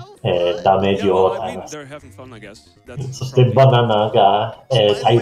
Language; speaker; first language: Japanese; non-native, learner; English